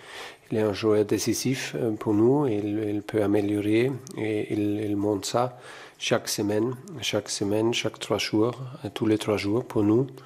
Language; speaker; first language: French; non-native, fluent; German